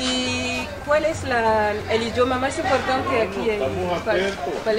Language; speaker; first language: Spanish; non-native, learner; French